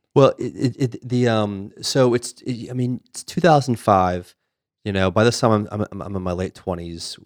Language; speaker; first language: English; native; English